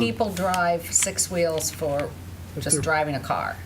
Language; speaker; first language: English; native; English